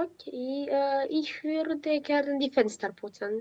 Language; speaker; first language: German; non-native, learner; Romanian